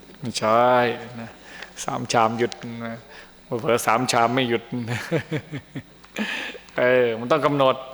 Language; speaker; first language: Thai; native; Thai